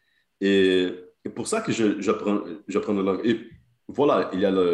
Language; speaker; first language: French; non-native, fluent; Portuguese